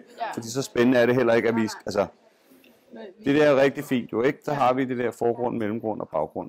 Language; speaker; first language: Danish; native; Danish